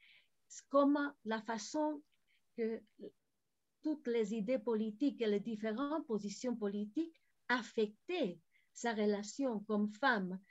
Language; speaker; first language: French; non-native, fluent; Spanish